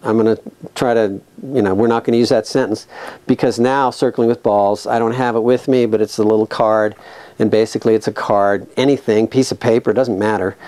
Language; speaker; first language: English; native; English